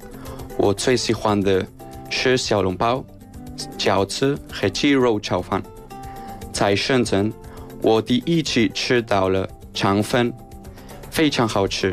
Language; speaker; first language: Chinese; non-native, learner; Spanish